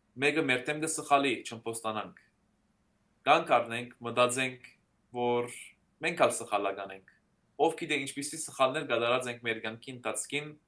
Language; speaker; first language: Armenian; early bilingual, heritage; Armenian